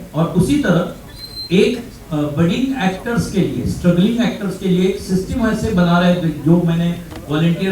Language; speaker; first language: Hindi; non-native, local second language; Marathi